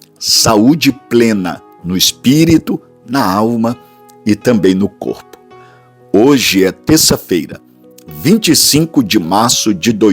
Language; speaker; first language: Portuguese; native; Portuguese